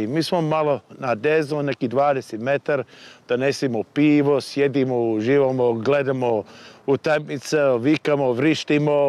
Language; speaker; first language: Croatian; non-native, fluent; English